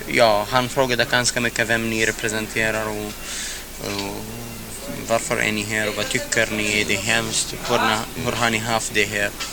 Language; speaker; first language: Swedish; non-native, fluent; Arabic